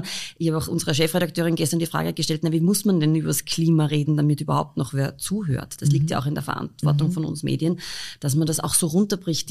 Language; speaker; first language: German; native; German